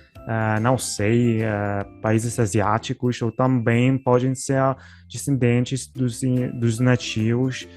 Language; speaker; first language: Portuguese; non-native, fluent; Italian